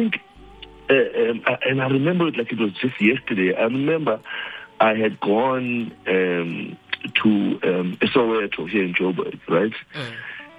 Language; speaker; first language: English; non-native, local second language; Xhosa